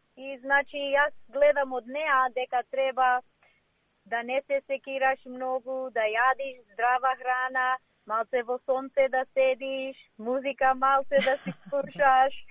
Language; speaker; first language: Macedonian; early bilingual, heritage; Macedonian